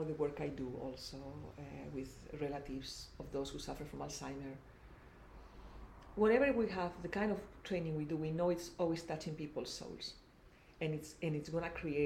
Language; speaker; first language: English; non-native, fluent; Spanish